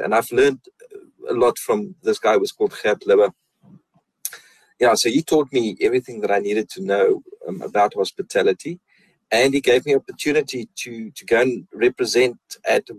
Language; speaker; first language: English; non-native, local second language; Afrikaans